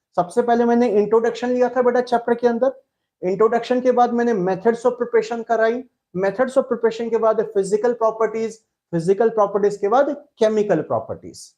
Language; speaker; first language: Hindi; native; Hindi